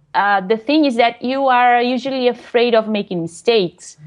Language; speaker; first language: English; non-native, fluent; Portuguese